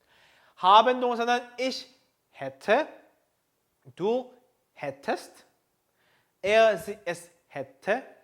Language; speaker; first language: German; non-native, fluent; Korean